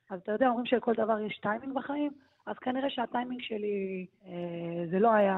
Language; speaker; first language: Hebrew; native; Hebrew